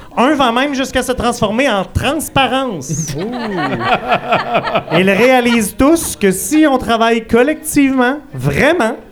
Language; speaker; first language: French; native; French